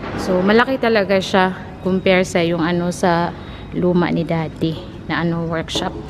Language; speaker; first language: Filipino; non-native, local second language; Cebuano